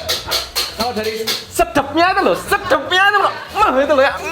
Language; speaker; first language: Indonesian; non-native, fluent; Korean